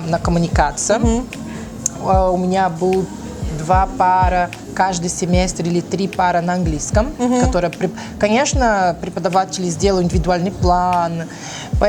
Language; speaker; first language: Russian; non-native, learner; Portuguese